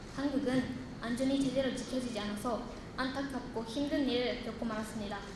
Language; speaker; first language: Korean; non-native, fluent; Japanese